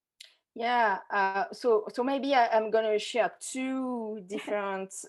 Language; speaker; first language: English; non-native, fluent; French